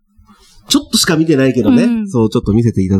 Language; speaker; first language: Japanese; native; Japanese